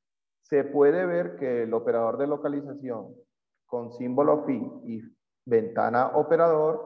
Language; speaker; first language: Spanish; native; Spanish